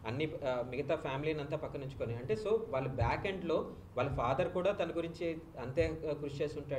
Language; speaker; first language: Telugu; native; Telugu